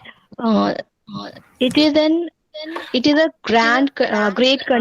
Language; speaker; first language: English; non-native, local second language; Hindi